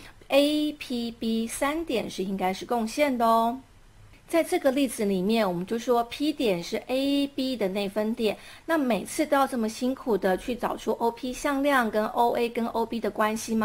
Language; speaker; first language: Chinese; native; Chinese